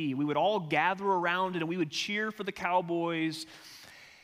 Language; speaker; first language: English; native; English